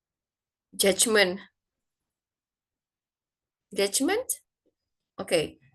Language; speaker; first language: English; non-native, fluent; Indonesian